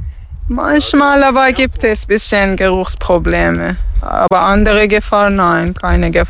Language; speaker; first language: German; non-native, learner; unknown